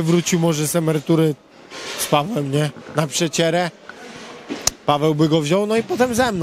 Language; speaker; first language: Polish; native; Polish